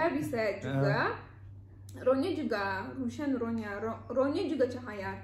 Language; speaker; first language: Indonesian; non-native, learner; Turkish